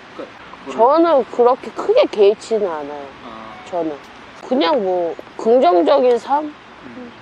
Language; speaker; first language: Korean; native; Korean